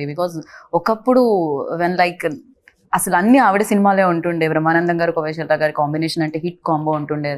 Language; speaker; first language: Telugu; native; Telugu